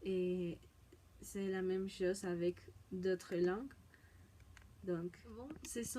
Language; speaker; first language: French; non-native, learner; Spanish